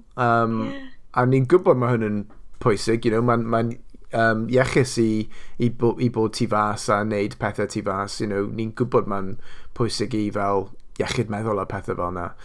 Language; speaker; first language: Welsh; non-native, local second language; English